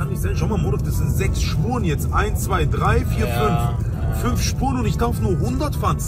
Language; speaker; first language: German; early bilingual, other home language; Turkish